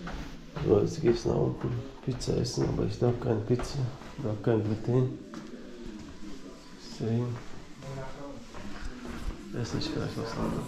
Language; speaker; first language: German; non-native, learner; Russian